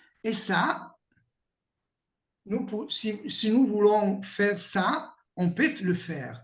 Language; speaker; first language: French; non-native, learner; Italian